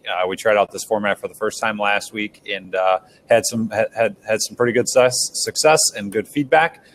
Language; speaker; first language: English; native; English